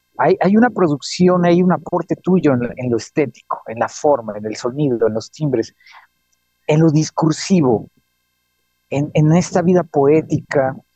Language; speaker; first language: Spanish; native; Spanish